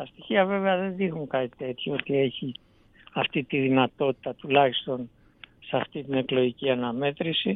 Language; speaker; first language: Greek; native; Greek